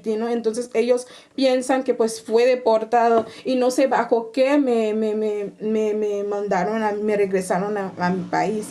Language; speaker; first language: Spanish; non-native, fluent; Haitian Creole